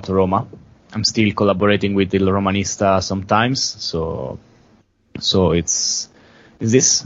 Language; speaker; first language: English; non-native, fluent; Italian